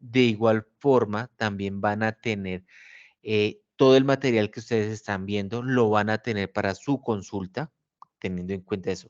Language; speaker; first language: Spanish; native; Spanish